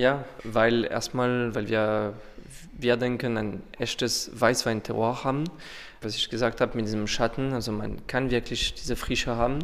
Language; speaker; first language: German; non-native, fluent; French